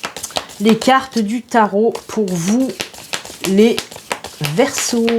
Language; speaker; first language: French; native; French